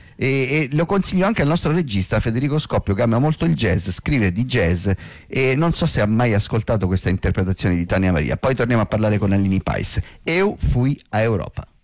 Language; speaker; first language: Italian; native; Italian